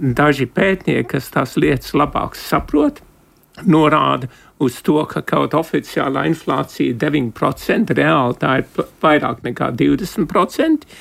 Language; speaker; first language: Latvian; early bilingual, heritage; Latvian